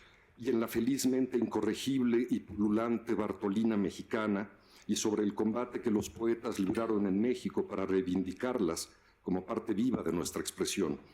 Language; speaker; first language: Spanish; native; Spanish